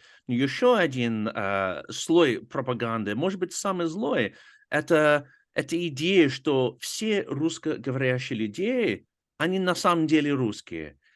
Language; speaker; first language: Russian; non-native, fluent; English